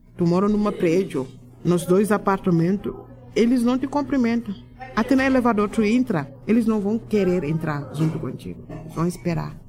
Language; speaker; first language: Portuguese; non-native, learner; Wolof